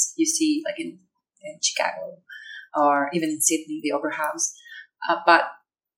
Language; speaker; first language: English; non-native, fluent; Spanish